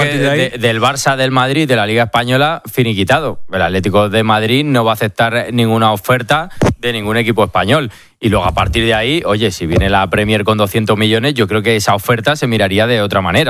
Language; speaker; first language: Spanish; native; Spanish